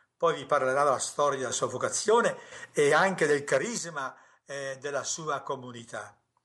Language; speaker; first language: Italian; native; Italian